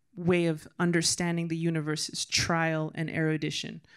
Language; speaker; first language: English; native; English